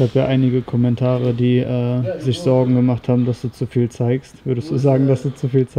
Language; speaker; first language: German; native; German